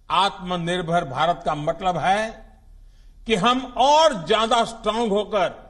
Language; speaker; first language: Hindi; non-native, local second language; Gujarati